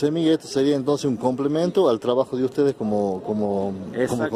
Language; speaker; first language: Spanish; native; Spanish